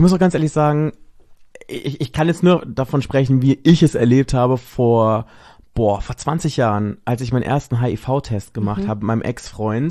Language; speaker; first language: German; native; German